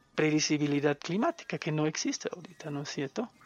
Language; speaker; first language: Spanish; non-native, fluent; German